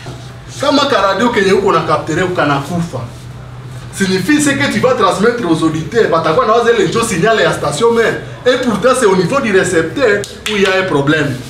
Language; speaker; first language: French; non-native, local second language; Swahili